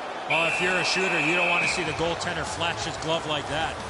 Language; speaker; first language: English; native; English